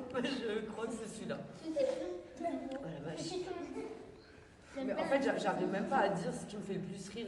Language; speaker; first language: French; native; French